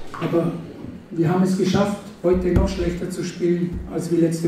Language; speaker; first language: German; non-native, fluent; Italian